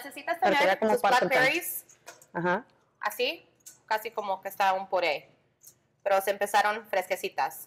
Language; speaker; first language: Spanish; early bilingual, heritage; Spanish